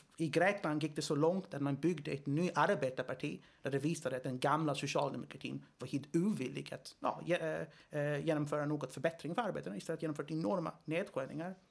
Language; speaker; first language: Swedish; non-native, fluent; Greek